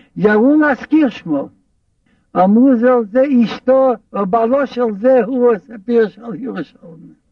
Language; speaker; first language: Hebrew; non-native, fluent; Russian